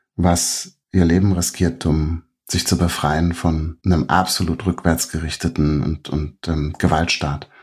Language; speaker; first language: German; native; German